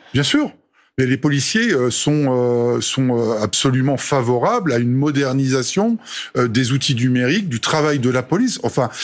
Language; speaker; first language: French; native; French